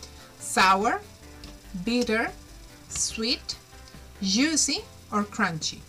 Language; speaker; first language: English; non-native, fluent; Spanish